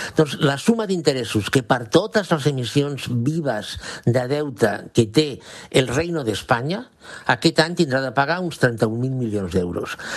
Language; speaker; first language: Catalan; non-native, local second language; Spanish